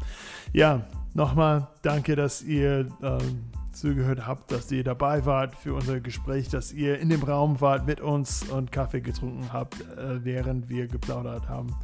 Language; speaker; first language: German; non-native, fluent; English